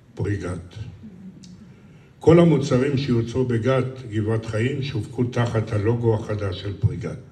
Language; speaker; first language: Hebrew; early bilingual, other home language; Romanian